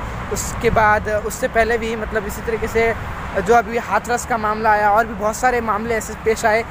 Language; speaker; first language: Hindi; native; Hindi